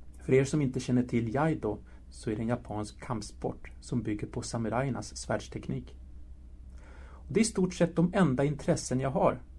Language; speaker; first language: Swedish; early bilingual, other home language; Spanish